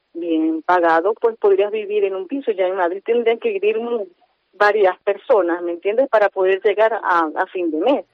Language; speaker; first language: Spanish; native; Spanish